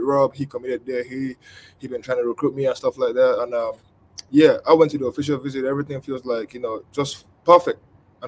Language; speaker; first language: English; non-native, local second language; Igbo